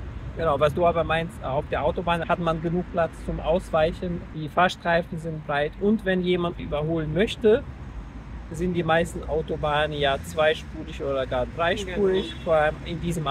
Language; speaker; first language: German; native; German